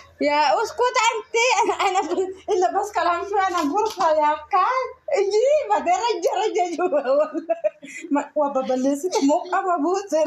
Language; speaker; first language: Arabic; non-native, learner; Oromo